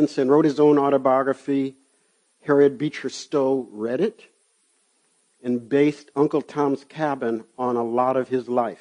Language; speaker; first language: English; native; English